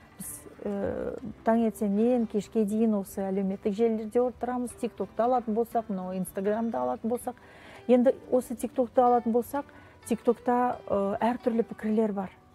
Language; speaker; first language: Kazakh; non-native, local second language; Russian